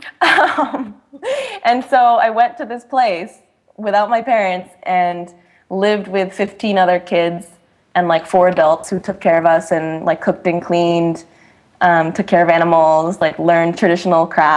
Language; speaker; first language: English; native; English